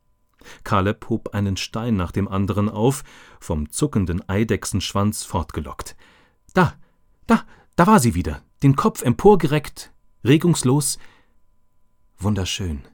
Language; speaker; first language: German; native; German